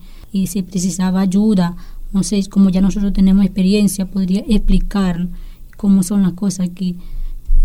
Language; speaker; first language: Spanish; non-native, local second language; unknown